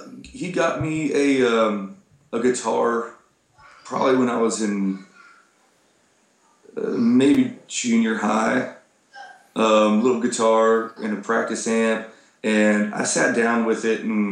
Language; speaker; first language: English; native; English